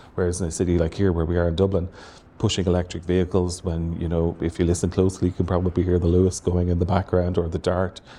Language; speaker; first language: English; native; English